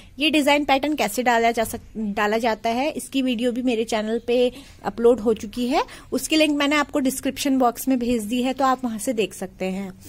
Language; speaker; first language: Hindi; native; Hindi